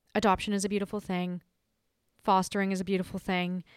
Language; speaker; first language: English; native; English